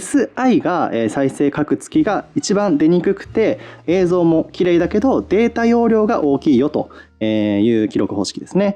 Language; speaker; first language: Japanese; native; Japanese